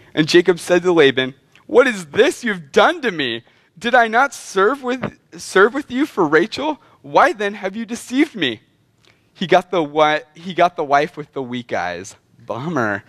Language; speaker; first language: English; native; English